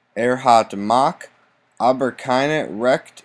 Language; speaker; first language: German; non-native, learner; English